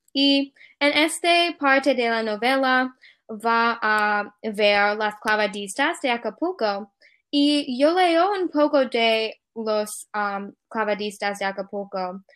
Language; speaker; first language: Spanish; non-native, learner; English